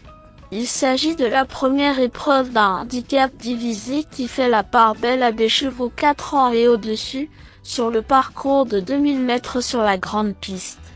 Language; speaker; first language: French; native; French